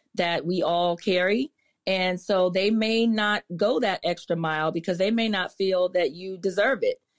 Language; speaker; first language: English; native; English